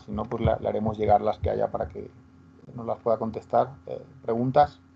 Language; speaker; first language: Spanish; native; Spanish